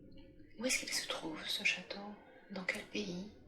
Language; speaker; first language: French; native; French